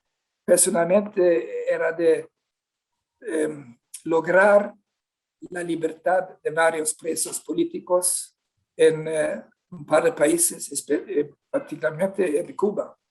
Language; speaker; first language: Spanish; non-native, fluent; Swedish